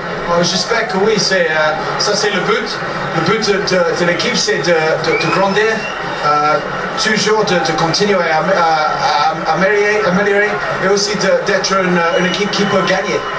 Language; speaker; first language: French; non-native, fluent; English